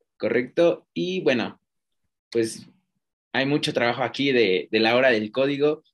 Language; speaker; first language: Spanish; native; Spanish